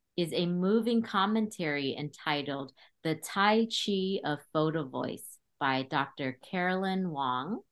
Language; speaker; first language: English; early bilingual, other home language; Khmer